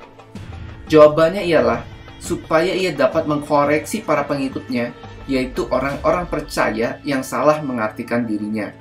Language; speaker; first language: Indonesian; native; Indonesian